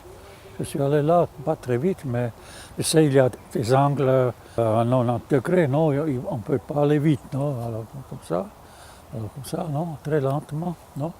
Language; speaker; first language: French; non-native, fluent; German